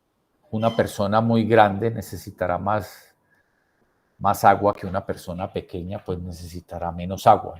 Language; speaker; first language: Spanish; native; Spanish